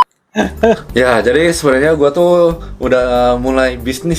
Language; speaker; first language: Indonesian; early bilingual, other home language; Korean